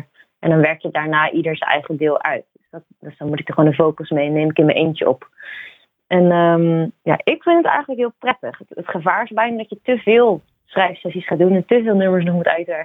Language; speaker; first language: Dutch; native; Dutch